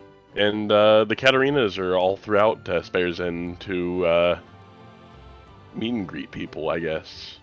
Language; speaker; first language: English; native; English